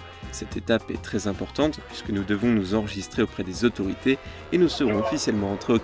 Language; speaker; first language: French; native; French